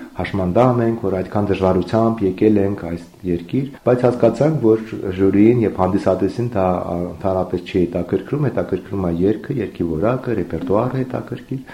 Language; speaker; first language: Armenian; native; Armenian